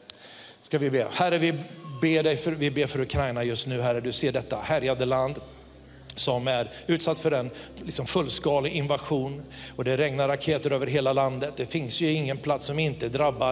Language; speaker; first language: Swedish; native; Swedish